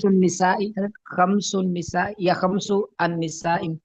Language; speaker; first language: Arabic; non-native, learner; Urdu